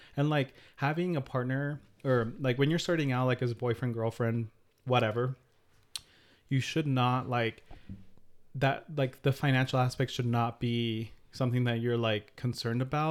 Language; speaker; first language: English; early bilingual, other home language; Spanish